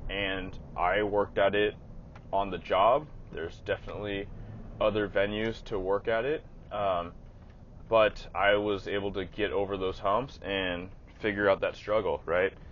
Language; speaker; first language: English; native; English